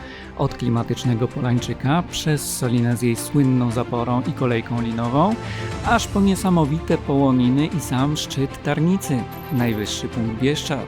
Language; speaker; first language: Polish; native; Polish